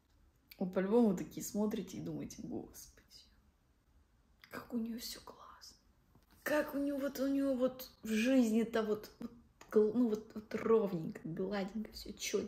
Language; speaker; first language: Russian; native; Russian